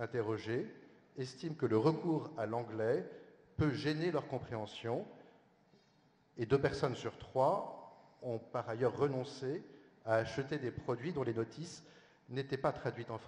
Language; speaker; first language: French; native; French